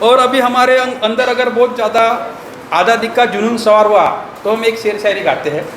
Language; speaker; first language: Hindi; non-native, local second language; Marathi